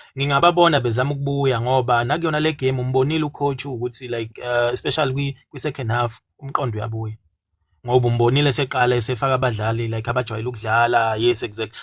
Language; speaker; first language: Zulu; native; Zulu